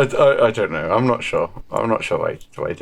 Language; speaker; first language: English; native; English